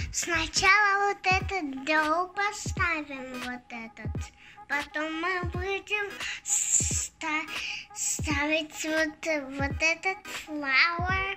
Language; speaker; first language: Russian; early bilingual, heritage; Russian